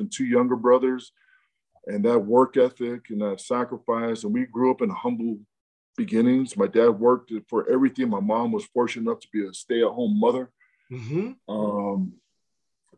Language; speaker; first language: English; native; English